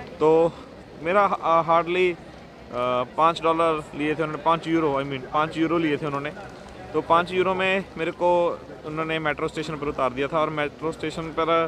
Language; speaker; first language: Hindi; non-native, local second language; Punjabi